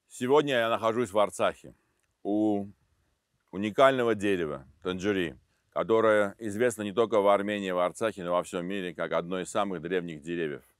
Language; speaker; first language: Russian; non-native, local second language; Armenian